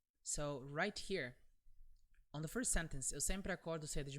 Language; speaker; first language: Portuguese; non-native, fluent; English